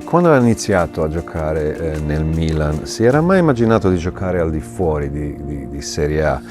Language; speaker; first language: Italian; non-native, fluent; Slovenian